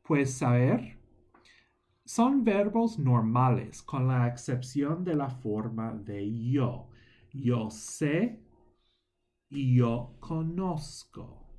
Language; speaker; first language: Spanish; non-native, fluent; English